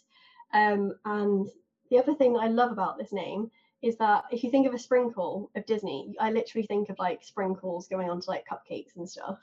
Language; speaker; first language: English; native; English